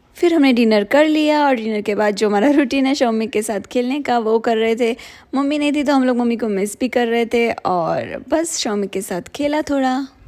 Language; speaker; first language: Hindi; non-native, local second language; Gujarati